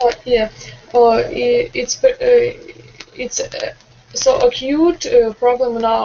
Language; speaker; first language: English; non-native, learner; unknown